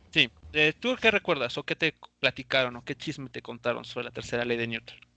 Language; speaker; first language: Spanish; native; Spanish